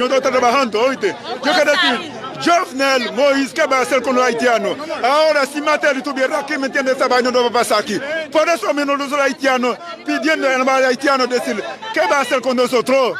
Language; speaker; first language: Spanish; non-native, learner; Haitian Creole